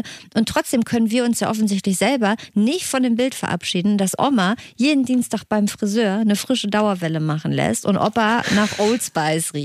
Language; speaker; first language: German; native; German